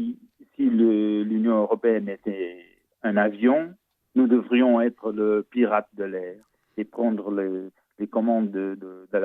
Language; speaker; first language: French; non-native, fluent; Portuguese